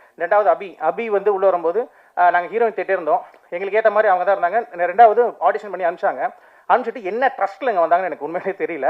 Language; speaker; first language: Tamil; native; Tamil